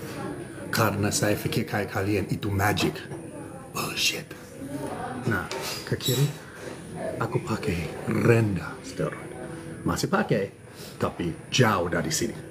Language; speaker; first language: Indonesian; non-native, learner; English